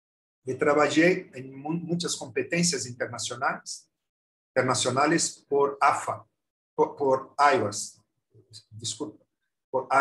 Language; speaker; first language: Spanish; non-native, learner; Portuguese